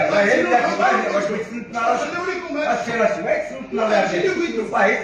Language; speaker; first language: Arabic; native; Arabic